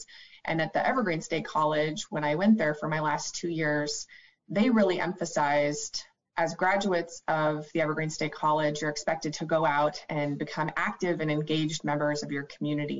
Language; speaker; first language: English; native; English